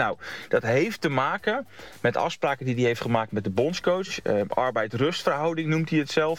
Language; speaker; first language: Dutch; native; Dutch